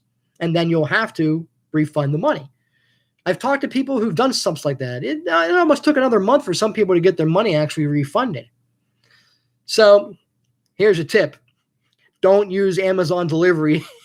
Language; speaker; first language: English; native; English